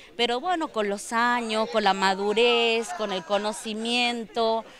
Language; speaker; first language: Spanish; native; Spanish